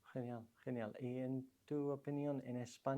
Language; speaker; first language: Spanish; non-native, fluent; English